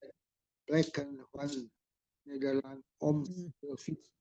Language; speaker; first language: Dutch; non-native, learner; Indonesian